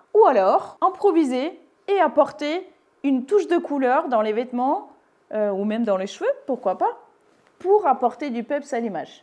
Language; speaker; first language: French; native; French